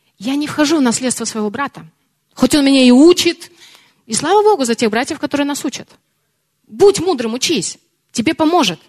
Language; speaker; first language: Russian; early bilingual, heritage; Russian